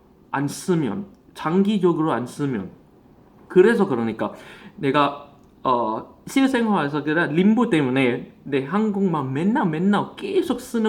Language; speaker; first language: Korean; non-native, fluent; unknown